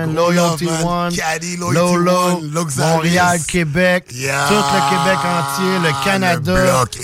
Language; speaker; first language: French; native; French